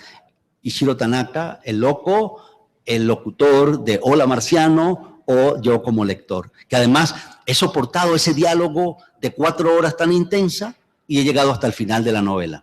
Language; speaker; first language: Spanish; native; Spanish